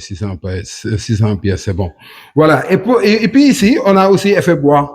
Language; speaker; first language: French; non-native, local second language; Wolof